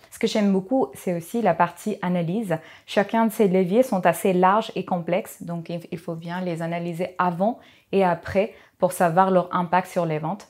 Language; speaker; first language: French; non-native, fluent; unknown